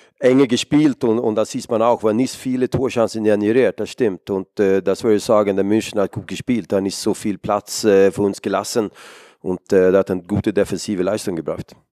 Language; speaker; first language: German; non-native, fluent; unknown